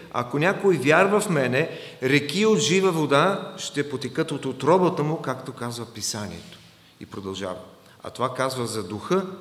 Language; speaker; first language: Bulgarian; non-native, fluent; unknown